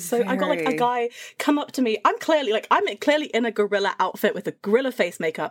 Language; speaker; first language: English; native; English